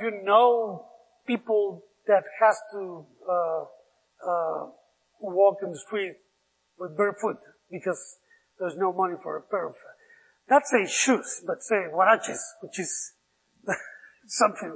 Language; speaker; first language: English; non-native, fluent; Spanish